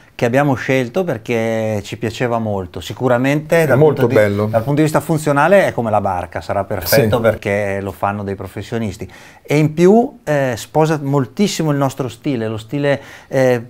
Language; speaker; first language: Italian; native; Italian